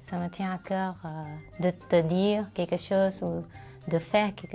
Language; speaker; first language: French; non-native, learner; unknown